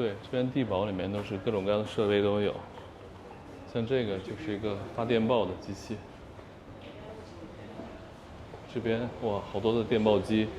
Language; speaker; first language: Chinese; native; Chinese